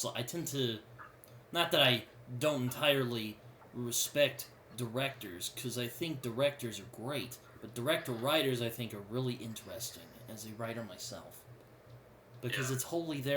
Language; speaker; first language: English; native; English